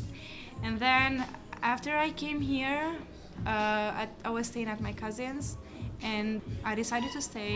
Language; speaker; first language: English; non-native, fluent; Albanian